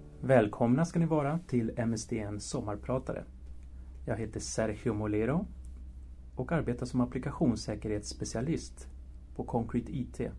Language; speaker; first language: Swedish; early bilingual, other home language; Spanish